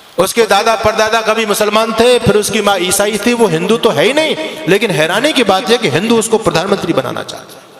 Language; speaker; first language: Hindi; native; Hindi